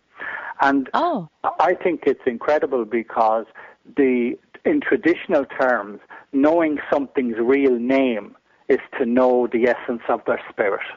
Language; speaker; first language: English; native; English